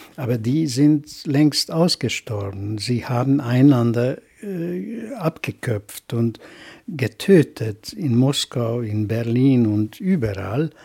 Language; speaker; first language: German; non-native, fluent; Hungarian